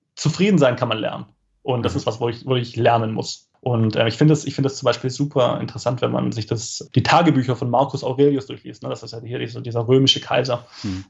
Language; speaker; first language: German; native; German